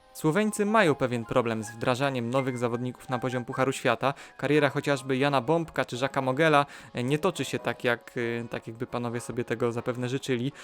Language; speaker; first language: Polish; native; Polish